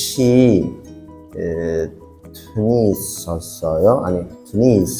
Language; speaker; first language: Korean; non-native, learner; Indonesian